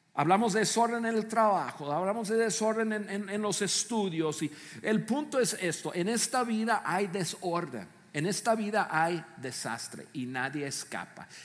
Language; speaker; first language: Spanish; non-native, fluent; English